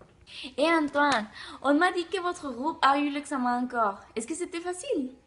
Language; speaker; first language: French; non-native, learner; Spanish